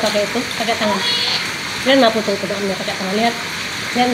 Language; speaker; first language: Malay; non-native, local second language; Javanese